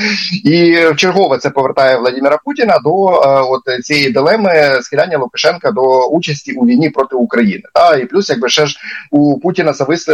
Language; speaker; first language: Ukrainian; native; Ukrainian